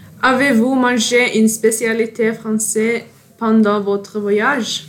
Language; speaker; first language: French; non-native, learner; Norwegian